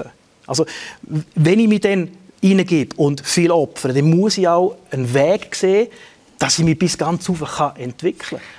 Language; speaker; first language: German; native; German